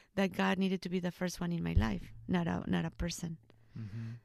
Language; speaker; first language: English; non-native, fluent; Spanish